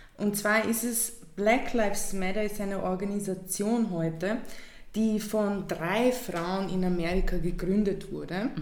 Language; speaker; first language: German; early bilingual, other home language; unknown